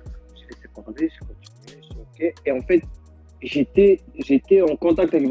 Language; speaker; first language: French; non-native, local second language; Arabic